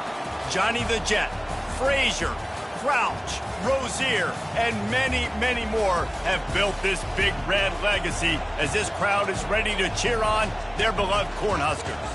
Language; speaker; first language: English; native; English